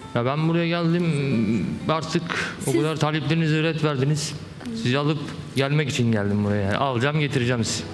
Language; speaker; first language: Turkish; native; Turkish